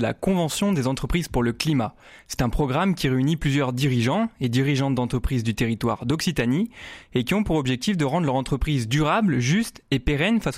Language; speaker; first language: French; native; French